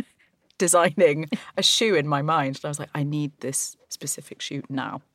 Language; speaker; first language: English; native; English